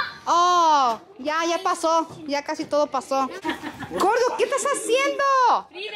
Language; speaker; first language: Spanish; early bilingual, heritage; Spanish